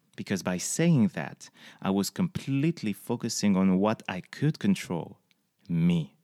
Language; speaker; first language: English; non-native, fluent; French